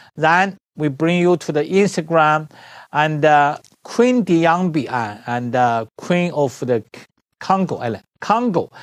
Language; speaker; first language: English; non-native, learner; Chinese